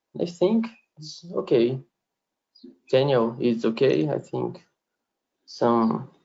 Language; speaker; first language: English; non-native, learner; Portuguese